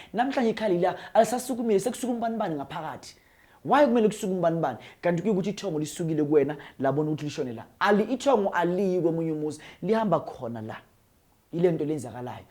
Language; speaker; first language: Zulu; non-native, local second language; Northern Sotho